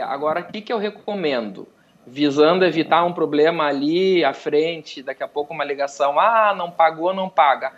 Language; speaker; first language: Portuguese; native; Portuguese